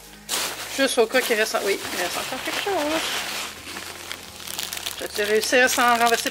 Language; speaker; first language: French; native; French